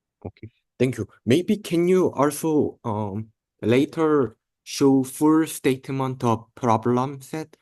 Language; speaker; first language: English; non-native, learner; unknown